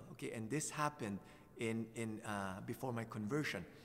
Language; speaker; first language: English; non-native, local second language; Filipino